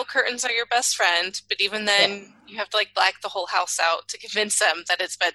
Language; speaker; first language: English; native; English